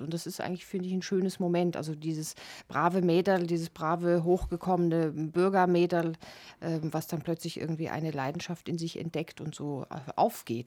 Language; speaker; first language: German; native; German